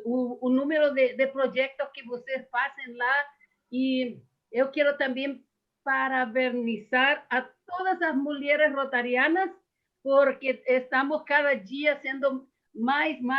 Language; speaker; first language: Portuguese; non-native, fluent; Spanish